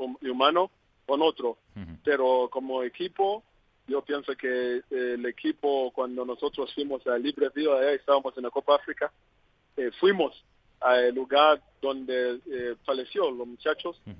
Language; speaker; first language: Spanish; non-native, learner; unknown